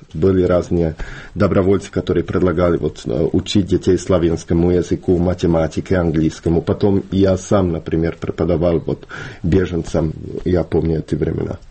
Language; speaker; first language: Russian; non-native, fluent; Bosnian